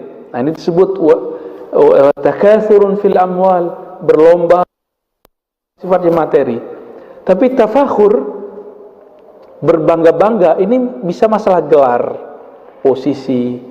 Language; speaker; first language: Indonesian; native; Indonesian